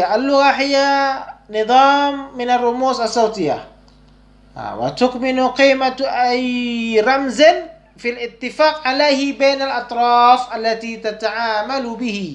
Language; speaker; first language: Arabic; non-native, fluent; Indonesian